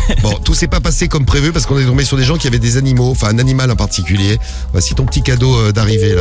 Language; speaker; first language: French; native; French